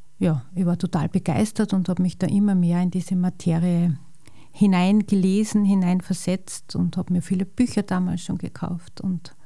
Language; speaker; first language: German; native; German